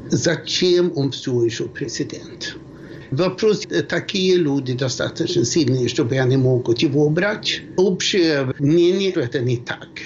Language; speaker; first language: Russian; non-native, fluent; Swedish